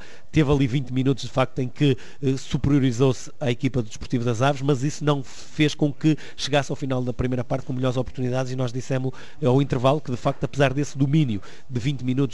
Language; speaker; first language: Portuguese; native; Portuguese